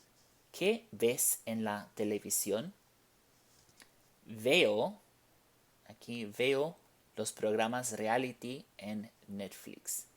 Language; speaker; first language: Spanish; non-native, fluent; English